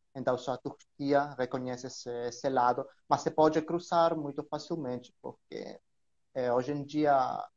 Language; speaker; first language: Portuguese; non-native, learner; Greek